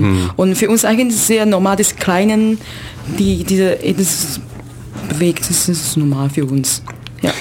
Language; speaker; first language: German; non-native, learner; Chinese